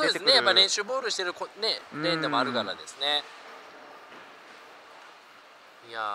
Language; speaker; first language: Japanese; native; Japanese